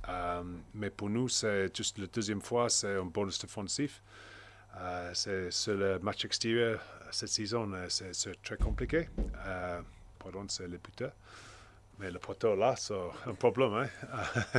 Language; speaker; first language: French; non-native, learner; English